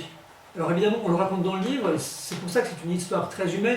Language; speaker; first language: French; native; French